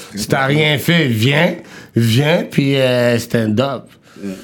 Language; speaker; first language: French; early bilingual, other home language; Rundi